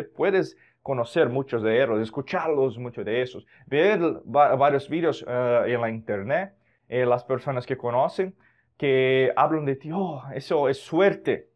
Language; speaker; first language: Spanish; non-native, fluent; Portuguese